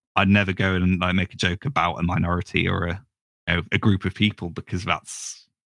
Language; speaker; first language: English; native; English